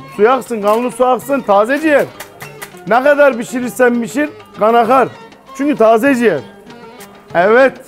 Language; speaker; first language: Turkish; native; Turkish